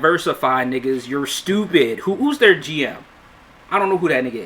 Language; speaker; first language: English; native; English